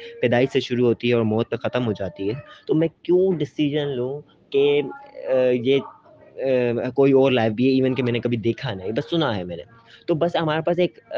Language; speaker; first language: Urdu; native; Urdu